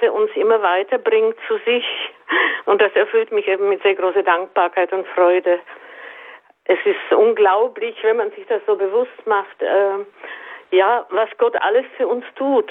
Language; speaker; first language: German; native; German